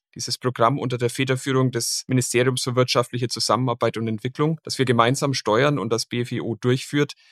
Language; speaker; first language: German; native; German